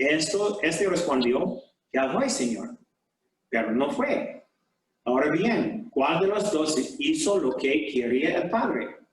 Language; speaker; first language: Spanish; non-native, fluent; English